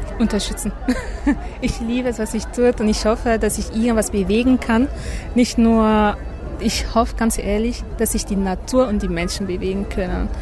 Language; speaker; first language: German; non-native, learner; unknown